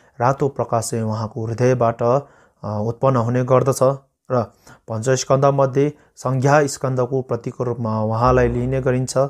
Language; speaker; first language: Nepali; non-native, local second language; Sherpa